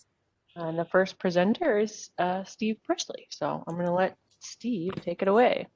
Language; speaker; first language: English; native; English